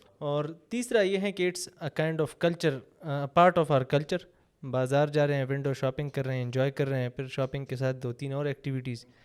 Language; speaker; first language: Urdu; non-native, local second language; Pashto